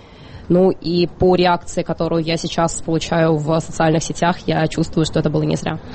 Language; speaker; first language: Russian; native; Russian